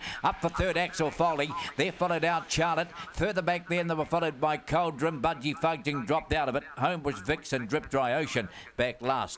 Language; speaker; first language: English; native; English